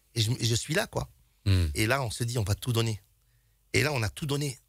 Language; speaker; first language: French; native; French